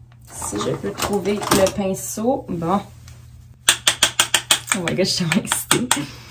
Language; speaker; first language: French; native; French